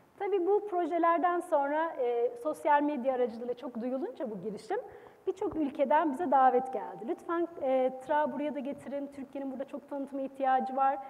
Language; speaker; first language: Turkish; native; Turkish